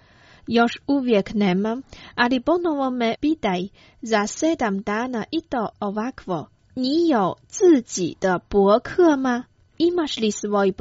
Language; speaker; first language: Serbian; non-native, fluent; Chinese